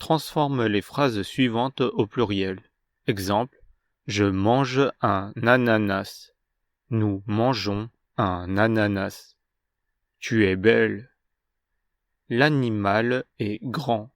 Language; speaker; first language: French; non-native, fluent; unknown